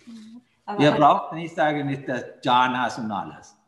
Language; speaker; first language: German; non-native, fluent; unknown